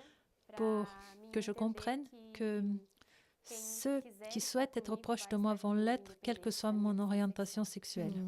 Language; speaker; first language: French; non-native, fluent; Portuguese